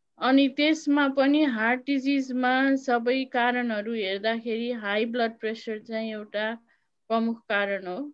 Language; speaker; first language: Nepali; native; Nepali